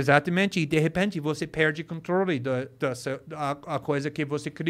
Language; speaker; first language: Portuguese; non-native, fluent; English